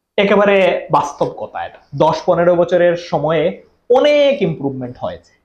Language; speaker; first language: Bangla; native; Bangla